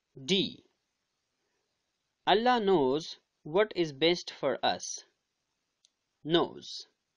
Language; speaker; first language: English; non-native, local second language; Urdu